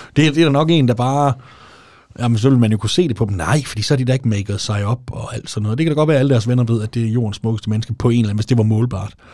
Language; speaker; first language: Danish; native; Danish